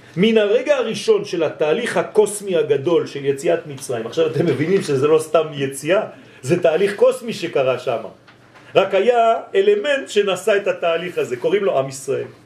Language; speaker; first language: Hebrew; non-native, fluent; French